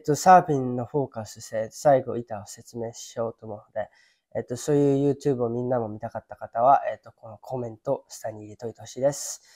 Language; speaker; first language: Japanese; early bilingual, other home language; English